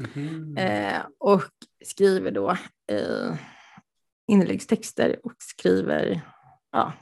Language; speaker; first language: Swedish; early bilingual, other home language; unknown